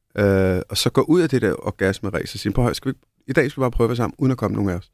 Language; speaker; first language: Danish; early bilingual, other home language; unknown